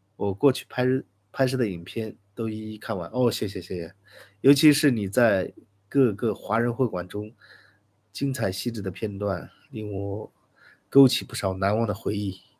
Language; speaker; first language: Chinese; native; Chinese